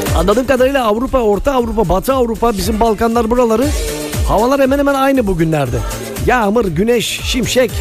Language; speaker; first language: Turkish; native; Turkish